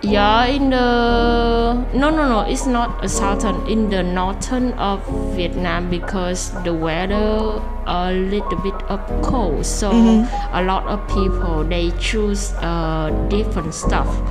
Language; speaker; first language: English; non-native, learner; Vietnamese